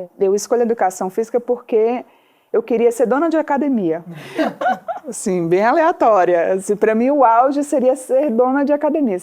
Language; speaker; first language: Portuguese; native; Portuguese